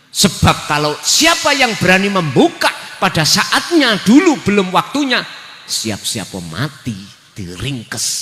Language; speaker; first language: Indonesian; non-native, local second language; Javanese